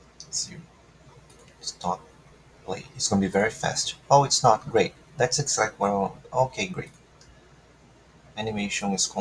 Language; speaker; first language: English; non-native, fluent; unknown